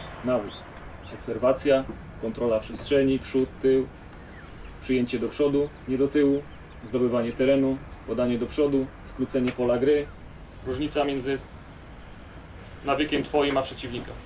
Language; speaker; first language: Polish; native; Polish